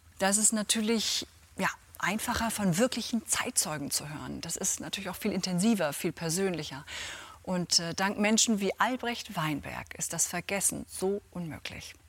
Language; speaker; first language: German; native; German